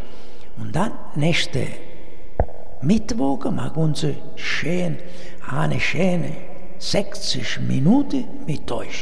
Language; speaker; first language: German; non-native, learner; Italian